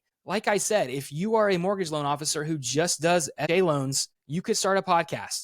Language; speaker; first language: English; native; English